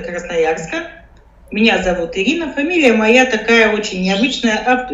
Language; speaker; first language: Russian; native; Russian